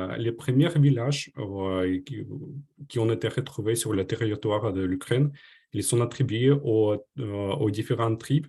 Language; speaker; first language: French; non-native, fluent; Ukrainian